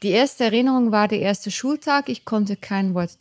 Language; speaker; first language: German; early bilingual, other home language; Dutch